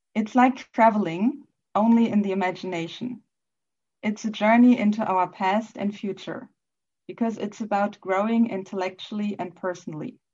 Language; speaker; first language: English; non-native, fluent; German